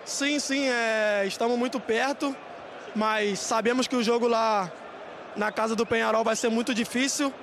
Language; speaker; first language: Portuguese; non-native, fluent; Spanish